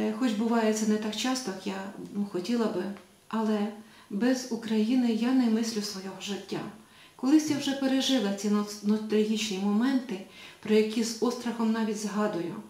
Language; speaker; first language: Ukrainian; native; Ukrainian